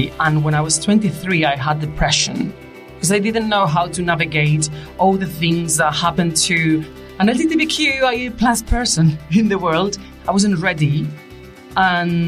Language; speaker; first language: English; non-native, fluent; Spanish